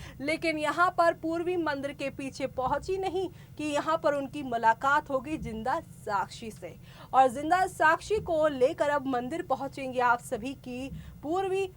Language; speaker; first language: Hindi; native; Hindi